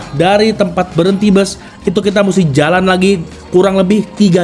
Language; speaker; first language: Indonesian; native; Indonesian